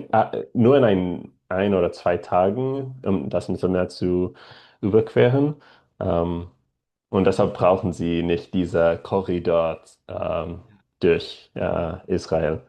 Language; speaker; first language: German; non-native, learner; English